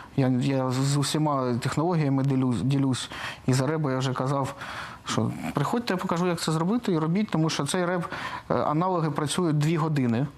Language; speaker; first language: Ukrainian; native; Ukrainian